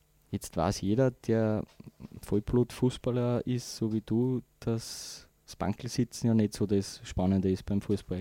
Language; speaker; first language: German; native; German